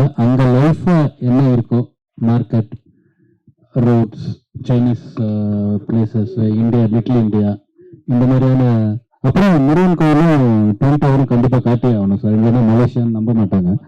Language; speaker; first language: Tamil; native; Tamil